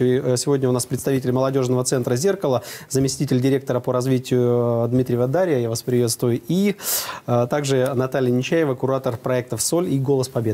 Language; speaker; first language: Russian; native; Russian